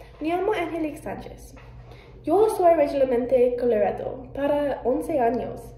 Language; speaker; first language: Spanish; non-native, learner; English